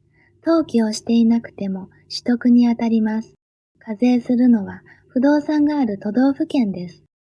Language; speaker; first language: Japanese; native; Japanese